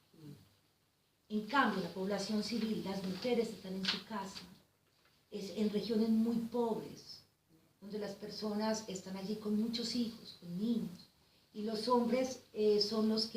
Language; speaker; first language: Spanish; native; Spanish